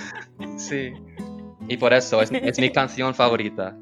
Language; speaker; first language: Spanish; non-native, learner; English